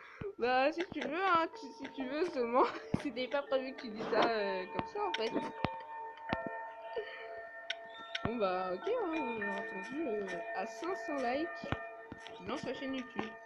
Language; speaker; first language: French; native; French